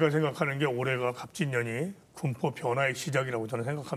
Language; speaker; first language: Korean; native; Korean